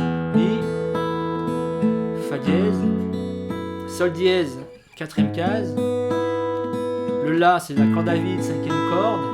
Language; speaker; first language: French; native; French